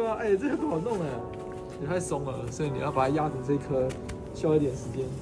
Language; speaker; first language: Chinese; native; Chinese